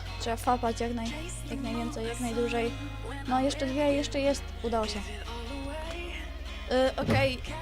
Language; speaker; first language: Polish; native; Polish